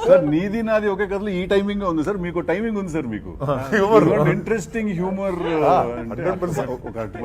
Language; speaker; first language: Telugu; native; Telugu